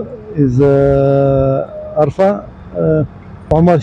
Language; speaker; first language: English; non-native, learner; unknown